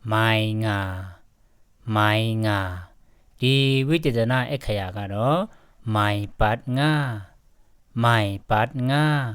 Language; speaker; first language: Burmese; non-native, local second language; Pa'o Karen